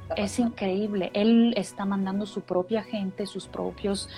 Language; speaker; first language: Spanish; non-native, fluent; Russian